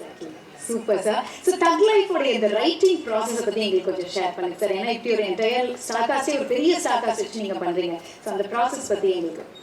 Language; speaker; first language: Tamil; native; Tamil